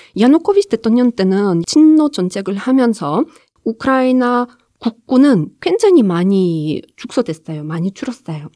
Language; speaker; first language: Korean; non-native, fluent; Ukrainian